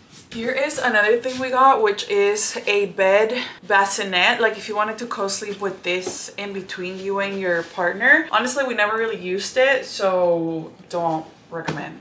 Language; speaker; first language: English; early bilingual, other home language; Spanish